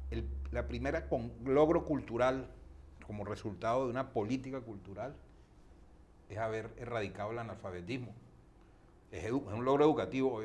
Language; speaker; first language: Spanish; native; Spanish